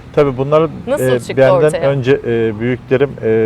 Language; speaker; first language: Turkish; native; Turkish